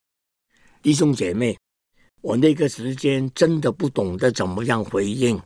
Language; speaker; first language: Chinese; non-native, local second language; Cantonese